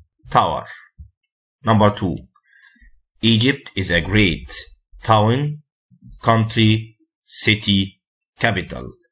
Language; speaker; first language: English; non-native, fluent; Arabic